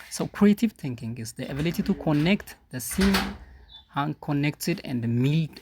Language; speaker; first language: English; non-native, local second language; Amharic